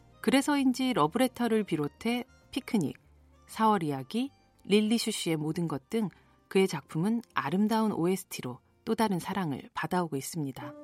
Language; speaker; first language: Korean; native; Korean